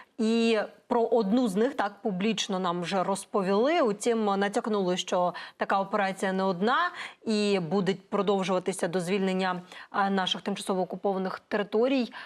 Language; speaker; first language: Ukrainian; native; Ukrainian